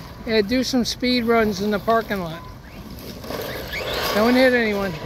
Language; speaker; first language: English; native; English